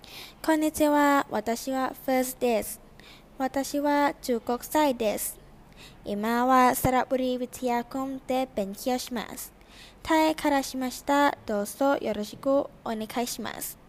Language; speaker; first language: Japanese; non-native, learner; Thai